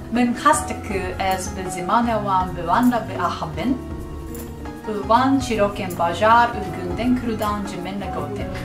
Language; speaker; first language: Kurdish; non-native, learner; Japanese